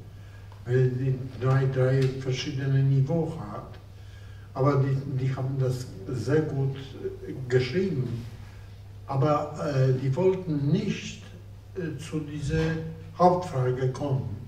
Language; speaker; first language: German; non-native, fluent; Polish